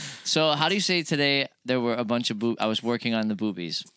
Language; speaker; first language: English; native; English